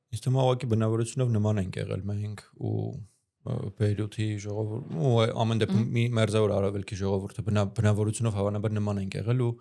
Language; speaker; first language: Armenian; native; Armenian